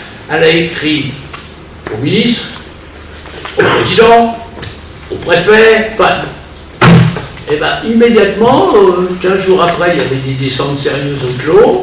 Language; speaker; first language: French; native; French